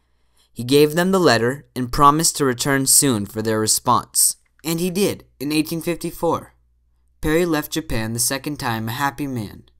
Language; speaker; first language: English; native; English